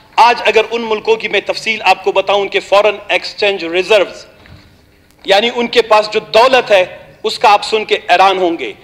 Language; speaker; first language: Urdu; non-native, local second language; Baluchi